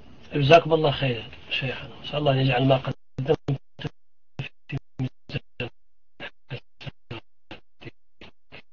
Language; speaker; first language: Arabic; non-native, fluent; French